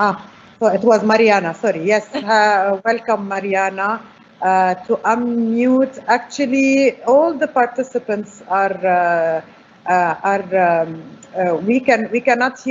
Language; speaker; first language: English; non-native, fluent; Arabic